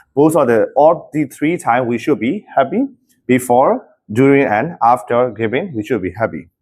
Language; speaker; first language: English; non-native, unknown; Burmese